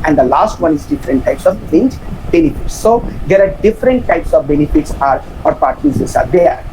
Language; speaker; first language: English; non-native, local second language; Bangla